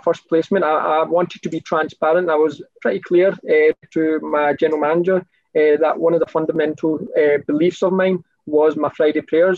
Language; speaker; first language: English; native; English